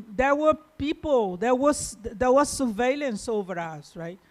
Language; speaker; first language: English; non-native, fluent; Portuguese